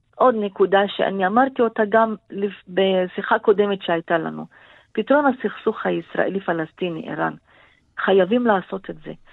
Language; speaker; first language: Hebrew; non-native, local second language; Arabic